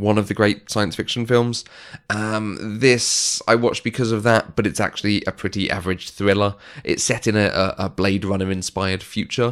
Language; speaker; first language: English; native; English